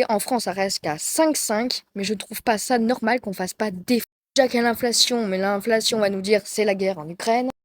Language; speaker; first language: French; native; French